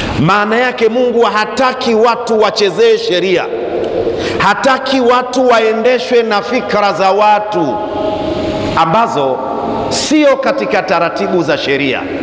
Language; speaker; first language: Swahili; non-native, local second language; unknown